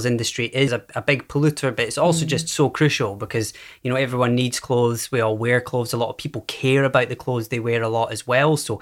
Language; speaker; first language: English; native; English